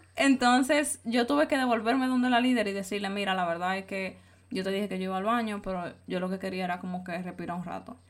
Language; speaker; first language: Spanish; native; Spanish